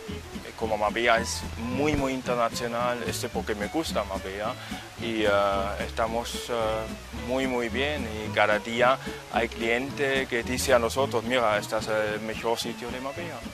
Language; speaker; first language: Spanish; non-native, fluent; German